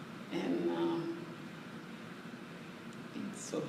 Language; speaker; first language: English; non-native, learner; Haitian Creole